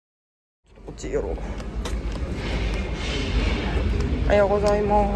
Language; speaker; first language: Japanese; native; Japanese